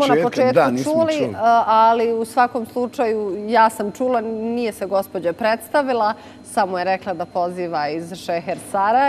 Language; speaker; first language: Bosnian; native; Bosnian